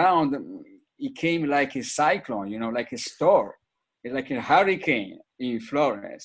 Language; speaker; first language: English; non-native, fluent; Italian